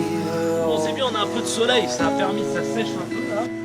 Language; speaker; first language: French; native; French